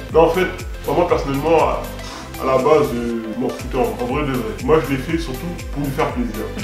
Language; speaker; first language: French; early bilingual, other home language; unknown